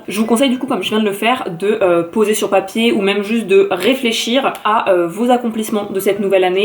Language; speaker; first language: French; native; French